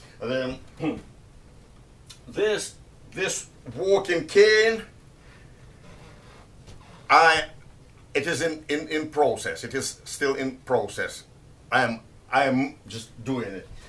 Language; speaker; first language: English; non-native, fluent; Ukrainian